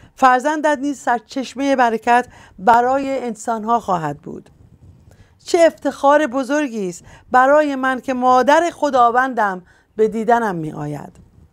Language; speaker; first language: Persian; native; Persian